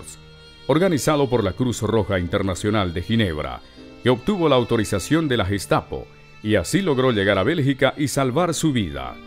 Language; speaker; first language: Spanish; native; Spanish